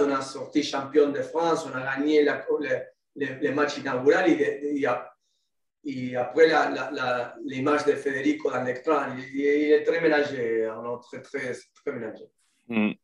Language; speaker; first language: French; non-native, learner; Spanish